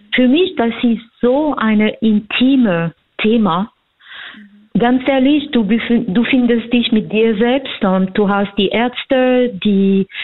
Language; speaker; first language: German; non-native, fluent; French